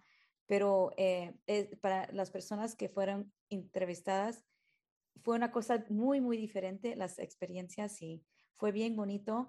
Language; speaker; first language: Spanish; early bilingual, heritage; Spanish